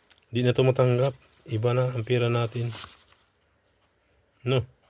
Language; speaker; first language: Filipino; native; Filipino